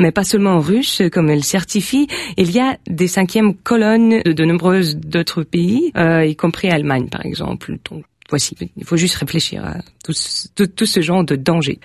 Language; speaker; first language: French; non-native, fluent; Russian